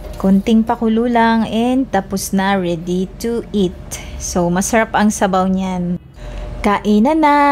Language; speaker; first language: Filipino; non-native, local second language; Cebuano